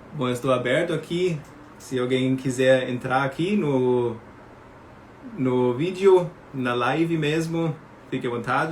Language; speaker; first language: Portuguese; non-native, fluent; German